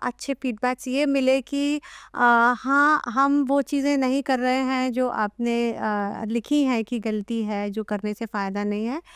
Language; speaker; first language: Hindi; native; Hindi